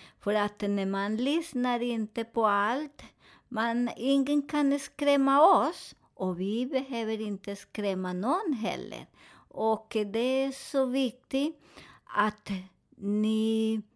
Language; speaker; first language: Swedish; non-native, fluent; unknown